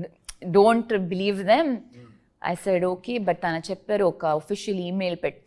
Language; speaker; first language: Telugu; non-native, learner; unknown